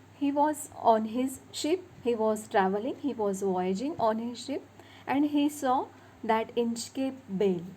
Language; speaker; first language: English; non-native, local second language; Marathi